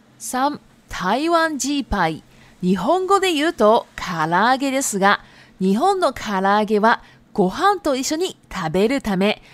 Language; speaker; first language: Japanese; non-native, fluent; Chinese